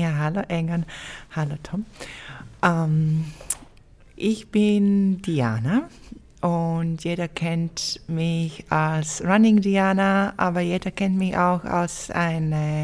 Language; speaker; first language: German; non-native, fluent; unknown